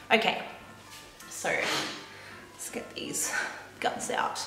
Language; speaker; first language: English; native; English